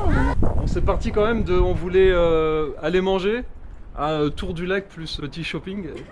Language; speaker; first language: French; native; French